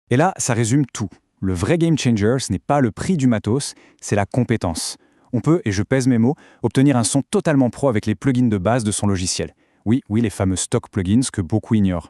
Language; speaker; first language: French; native; French